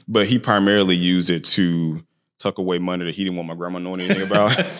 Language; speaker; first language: English; native; English